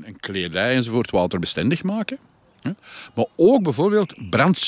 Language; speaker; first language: Dutch; native; Dutch